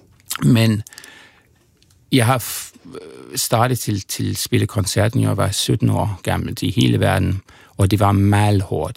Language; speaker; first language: Danish; non-native, fluent; English